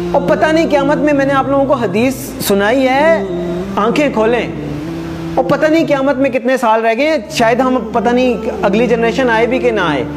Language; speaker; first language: Urdu; non-native, local second language; Pashto